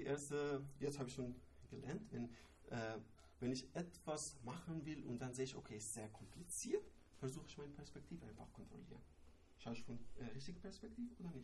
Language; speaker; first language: German; non-native, learner; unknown